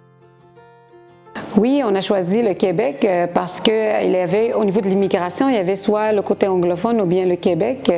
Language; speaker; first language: French; non-native, local second language; Arabic